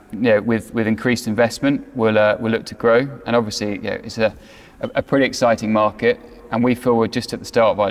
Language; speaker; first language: English; native; English